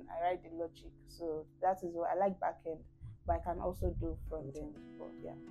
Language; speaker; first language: English; non-native, local second language; Yoruba